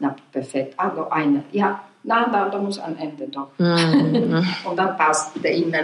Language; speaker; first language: German; non-native, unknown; Polish